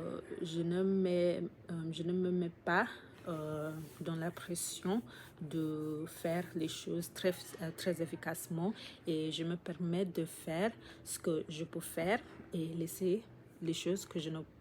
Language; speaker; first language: French; non-native, learner; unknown